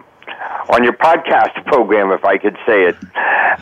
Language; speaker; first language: English; native; English